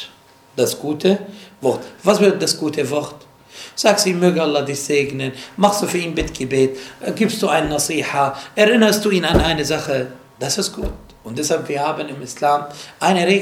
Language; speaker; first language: German; non-native, fluent; Arabic